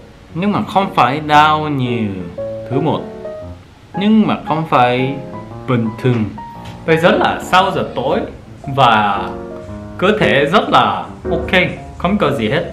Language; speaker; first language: Vietnamese; non-native, learner; Korean